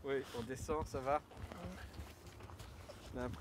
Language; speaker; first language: French; native; French